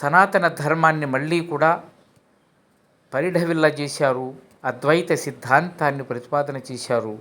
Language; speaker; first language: Telugu; native; Telugu